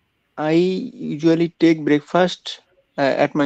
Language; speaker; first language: English; non-native, learner; Bangla